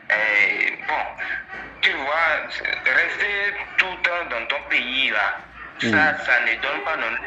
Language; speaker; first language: French; non-native, local second language; Fon